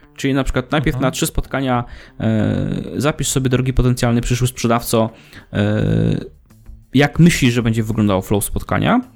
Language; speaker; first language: Polish; native; Polish